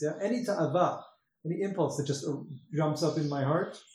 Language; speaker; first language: English; native; English